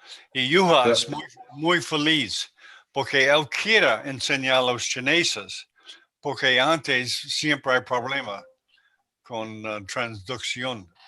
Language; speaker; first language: Spanish; non-native, learner; English